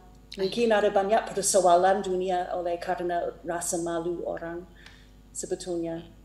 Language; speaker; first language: Indonesian; non-native, fluent; English